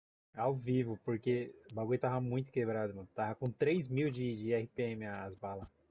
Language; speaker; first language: Portuguese; native; Portuguese